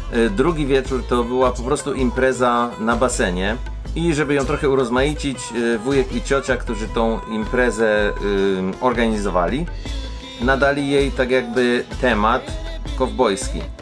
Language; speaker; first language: Polish; native; Polish